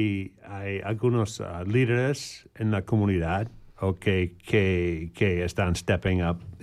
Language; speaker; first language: Spanish; non-native, learner; English